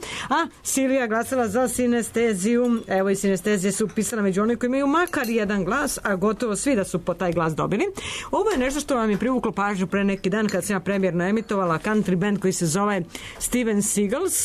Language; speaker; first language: Serbian; native; Serbian